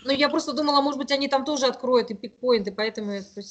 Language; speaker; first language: Russian; native; Russian